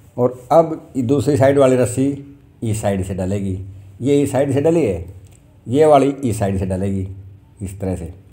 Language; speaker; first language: Hindi; native; Hindi